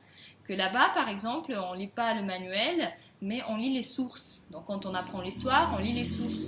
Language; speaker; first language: French; non-native, fluent; Russian